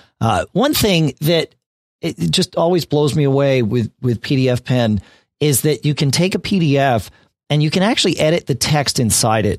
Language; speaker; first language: English; native; English